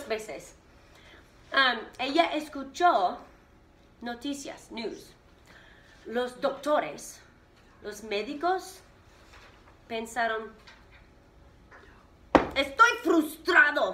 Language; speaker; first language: Spanish; non-native, fluent; English